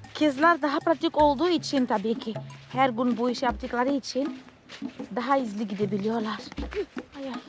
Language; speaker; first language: Turkish; non-native, fluent; Portuguese